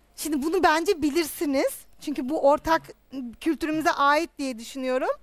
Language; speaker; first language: Turkish; native; Turkish